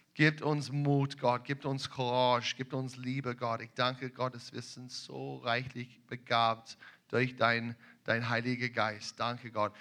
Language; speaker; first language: German; non-native, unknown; English